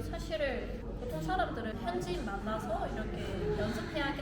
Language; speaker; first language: Korean; non-native, fluent; Vietnamese